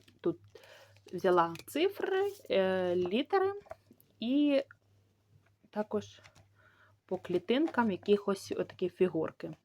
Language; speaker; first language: Ukrainian; native; Ukrainian